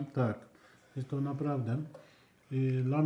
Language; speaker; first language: Polish; non-native, learner; Turkish